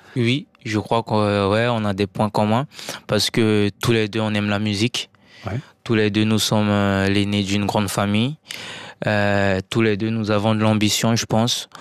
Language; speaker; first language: French; non-native, local second language; Sango